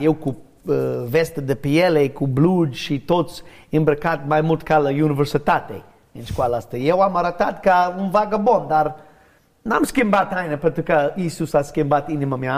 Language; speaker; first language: Romanian; non-native, fluent; English